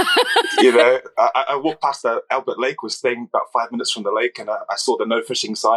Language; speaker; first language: English; native; English